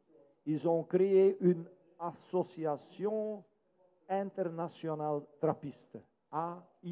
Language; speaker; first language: French; non-native, local second language; Dutch